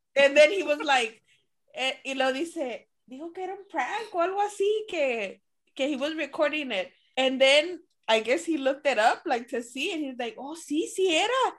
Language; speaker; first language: English; early bilingual, other home language; Spanish